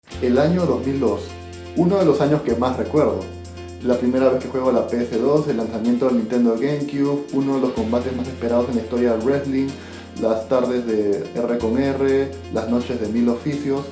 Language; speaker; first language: Spanish; native; Spanish